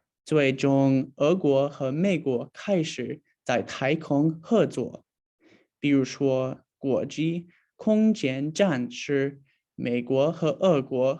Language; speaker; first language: Chinese; non-native, learner; English